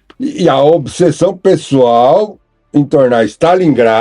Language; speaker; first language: Portuguese; native; Portuguese